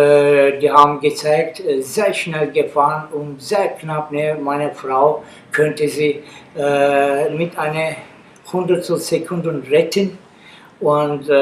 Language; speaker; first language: German; non-native, learner; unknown